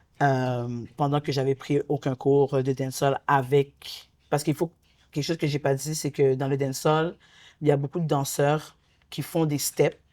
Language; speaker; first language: French; native; French